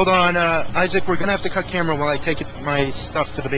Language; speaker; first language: English; native; English